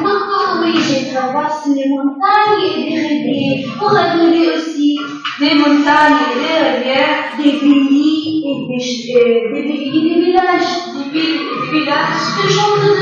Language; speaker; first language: French; non-native, learner; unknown